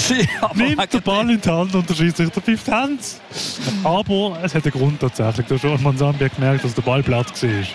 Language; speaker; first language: German; native; German